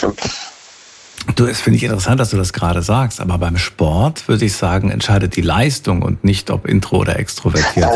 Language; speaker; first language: German; native; German